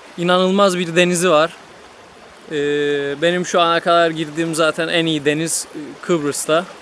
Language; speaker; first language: Turkish; native; Turkish